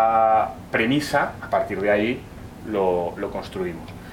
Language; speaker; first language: Spanish; native; Spanish